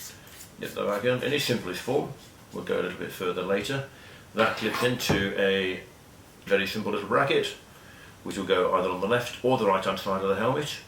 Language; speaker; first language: English; native; English